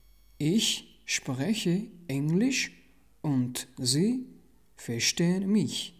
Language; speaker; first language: German; non-native, learner; Tajik